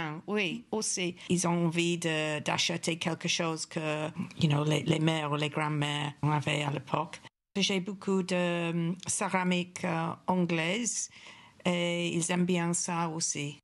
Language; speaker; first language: French; non-native, fluent; English